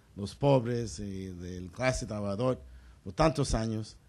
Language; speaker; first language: Spanish; early bilingual, other home language; English